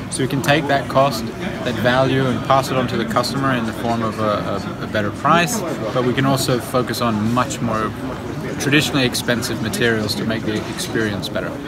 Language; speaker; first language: English; non-native, fluent; Ukrainian